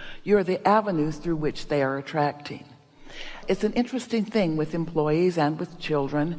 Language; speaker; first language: English; native; English